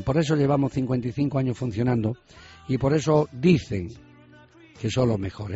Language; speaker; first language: Spanish; native; Spanish